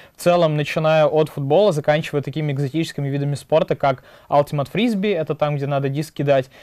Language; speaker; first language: Russian; native; Russian